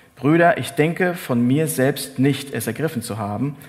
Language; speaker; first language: German; native; German